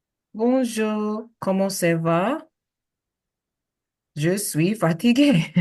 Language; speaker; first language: French; non-native, learner; English